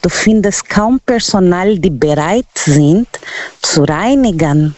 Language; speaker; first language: German; non-native, local second language; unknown